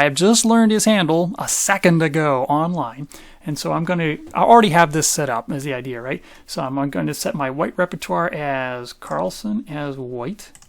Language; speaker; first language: English; native; English